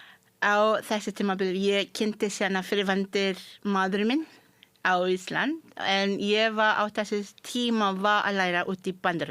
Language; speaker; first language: Icelandic; non-native, fluent; Malay